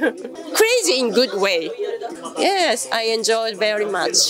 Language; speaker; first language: English; non-native, fluent; Japanese